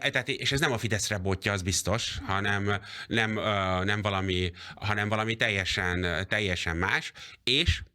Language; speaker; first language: Hungarian; native; Hungarian